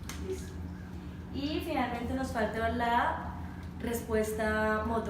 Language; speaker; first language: Spanish; native; Spanish